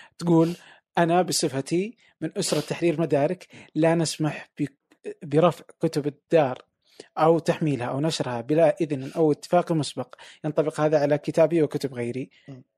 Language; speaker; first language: Arabic; native; Arabic